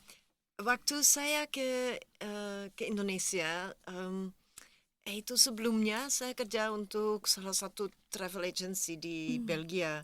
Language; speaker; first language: Indonesian; non-native, fluent; Dutch